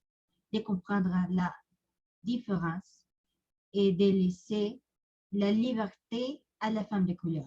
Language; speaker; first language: French; non-native, learner; Spanish